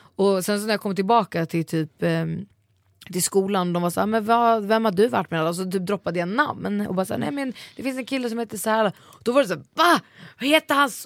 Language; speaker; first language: Swedish; native; Swedish